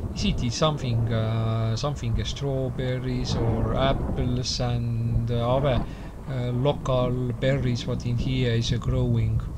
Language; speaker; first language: English; non-native, learner; Estonian